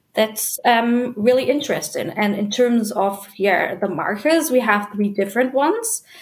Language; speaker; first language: English; non-native, fluent; German